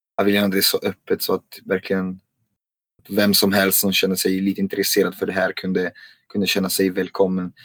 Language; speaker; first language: Swedish; non-native, fluent; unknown